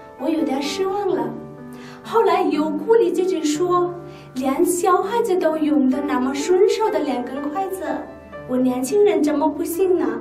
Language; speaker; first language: Chinese; non-native, fluent; Nepali